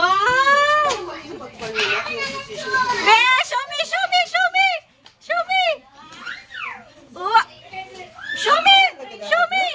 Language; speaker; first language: English; non-native, local second language; Cebuano